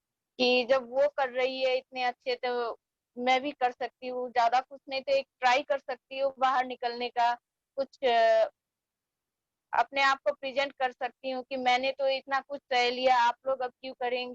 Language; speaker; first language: Hindi; non-native, fluent; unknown